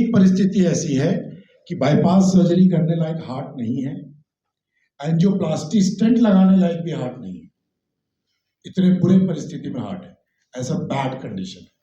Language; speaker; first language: Hindi; native; Hindi